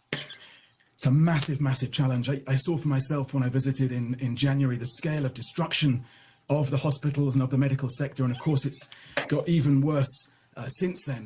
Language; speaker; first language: English; native; English